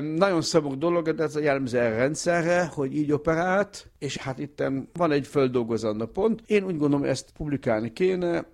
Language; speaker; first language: Hungarian; early bilingual, heritage; Hungarian